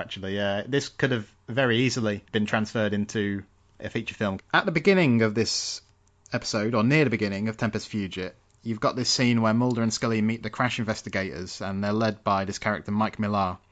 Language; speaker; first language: English; native; English